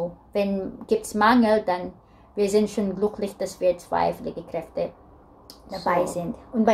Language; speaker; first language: German; non-native, learner; Filipino